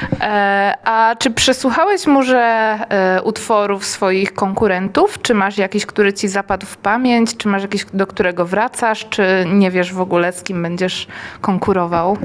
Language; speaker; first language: Polish; native; Polish